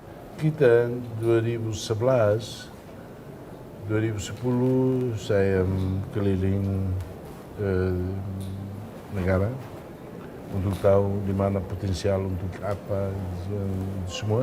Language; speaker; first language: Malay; non-native, fluent; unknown